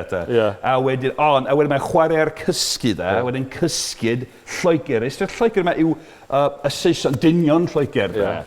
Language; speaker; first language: Welsh; native; Welsh